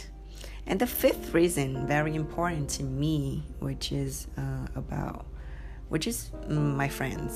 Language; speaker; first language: English; non-native, fluent; Vietnamese